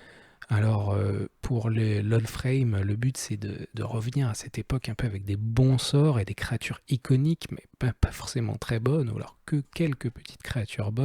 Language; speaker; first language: French; native; French